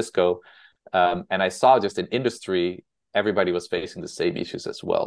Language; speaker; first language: English; non-native, fluent; Dutch